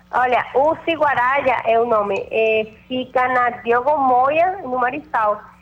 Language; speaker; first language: Portuguese; non-native, fluent; Spanish